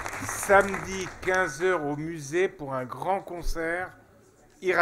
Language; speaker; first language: French; native; French